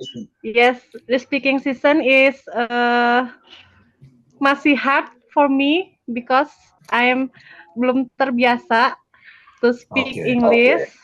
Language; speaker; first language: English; non-native, learner; Indonesian